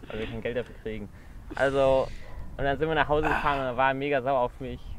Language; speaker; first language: German; native; German